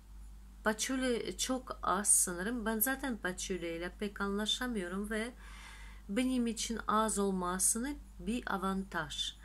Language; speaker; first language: Turkish; non-native, fluent; Russian